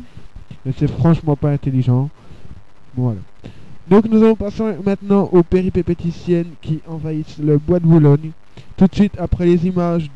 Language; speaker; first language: French; native; French